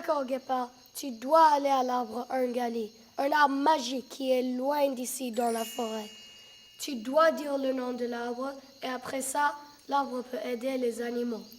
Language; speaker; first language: French; non-native, learner; English